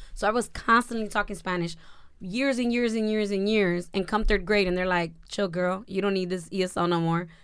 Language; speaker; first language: English; early bilingual, other home language; Spanish